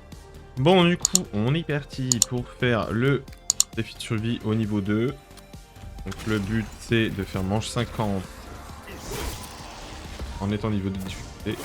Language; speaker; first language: French; native; French